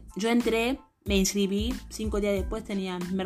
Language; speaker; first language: Spanish; non-native, fluent; Haitian Creole